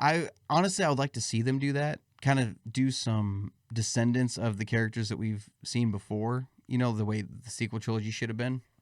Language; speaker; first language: English; native; English